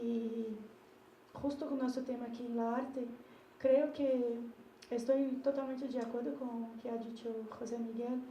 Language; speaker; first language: Spanish; non-native, learner; Portuguese